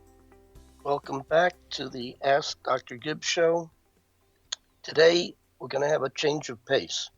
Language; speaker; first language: English; native; English